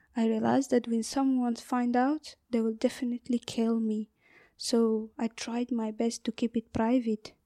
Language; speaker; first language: English; non-native, learner; Persian